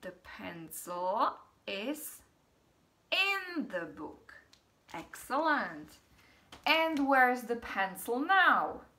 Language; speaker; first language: English; non-native, fluent; Czech